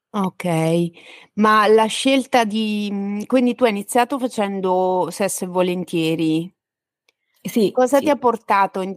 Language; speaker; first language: Italian; native; Italian